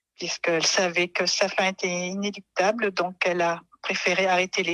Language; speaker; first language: French; native; French